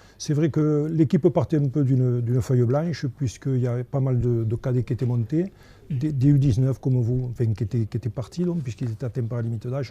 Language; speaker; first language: French; native; French